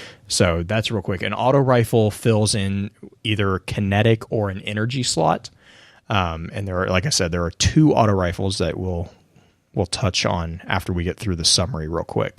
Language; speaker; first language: English; native; English